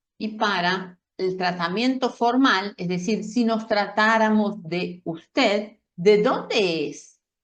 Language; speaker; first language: Spanish; native; Spanish